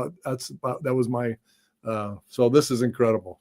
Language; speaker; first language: English; native; English